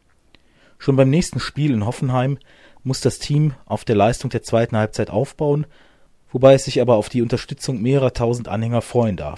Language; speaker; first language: German; native; German